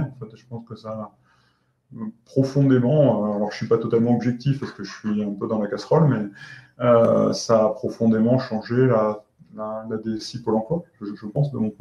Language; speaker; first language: French; native; French